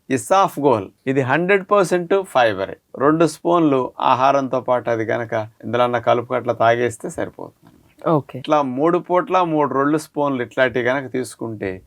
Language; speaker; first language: Telugu; native; Telugu